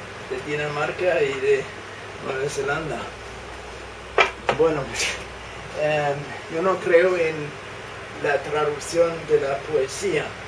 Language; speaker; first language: Spanish; non-native, fluent; Danish